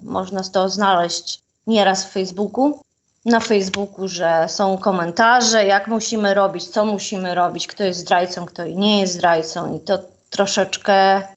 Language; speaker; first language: Polish; non-native, fluent; Ukrainian